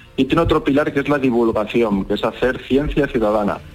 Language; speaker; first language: Spanish; native; Spanish